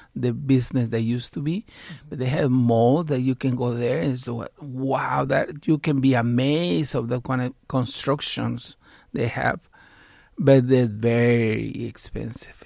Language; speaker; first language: English; non-native, fluent; Spanish